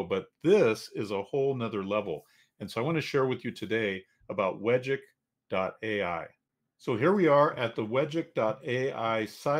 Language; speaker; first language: English; native; English